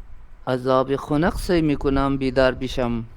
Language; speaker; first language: Persian; non-native, learner; Urdu